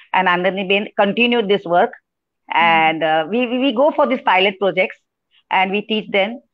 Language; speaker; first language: Hindi; non-native, local second language; Gujarati